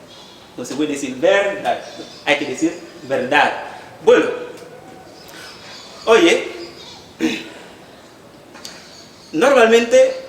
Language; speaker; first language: Spanish; non-native, fluent; Haitian Creole